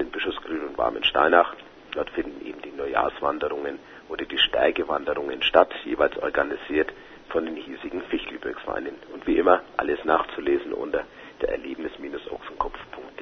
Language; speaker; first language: German; native; German